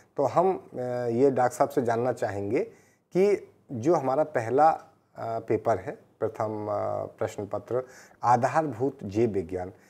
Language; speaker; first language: Hindi; native; Hindi